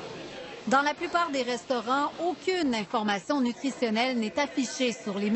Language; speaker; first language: French; native; French